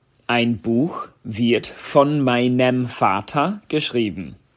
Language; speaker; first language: German; non-native, fluent; English